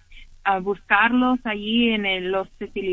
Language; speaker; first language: Spanish; early bilingual, heritage; English